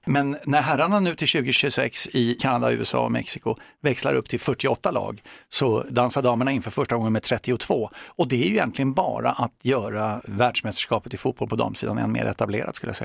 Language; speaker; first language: Swedish; native; Swedish